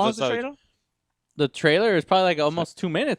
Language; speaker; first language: English; native; English